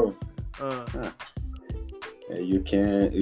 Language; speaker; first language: English; non-native, learner; Portuguese